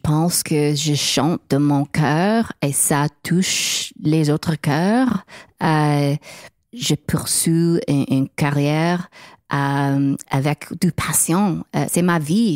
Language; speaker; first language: French; non-native, learner; English